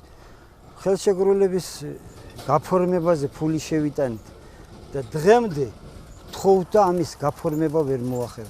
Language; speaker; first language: Georgian; native; Georgian